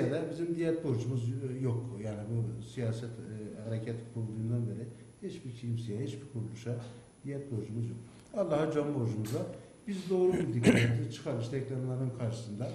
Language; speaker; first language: Turkish; native; Turkish